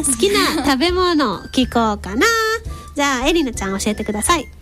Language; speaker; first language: Japanese; native; Japanese